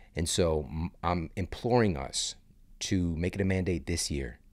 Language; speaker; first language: English; native; English